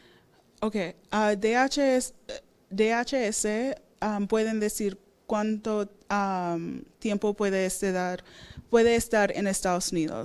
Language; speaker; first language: Spanish; non-native, fluent; English